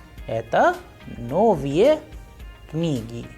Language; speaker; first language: Russian; non-native, fluent; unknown